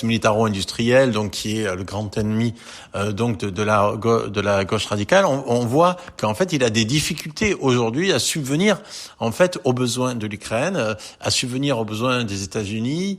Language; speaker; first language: French; native; French